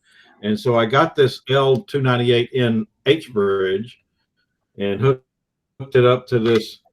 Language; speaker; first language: English; native; English